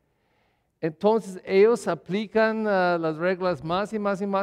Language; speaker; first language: Spanish; non-native, learner; English